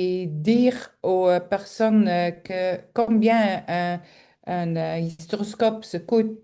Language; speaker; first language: French; non-native, local second language; Dutch